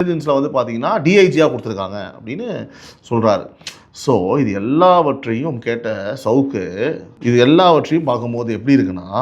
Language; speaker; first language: Tamil; native; Tamil